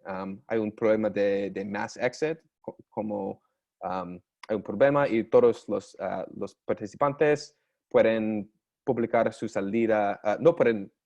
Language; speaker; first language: Spanish; non-native, learner; English